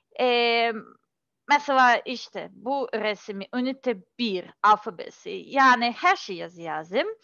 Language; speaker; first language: Turkish; non-native, learner; Russian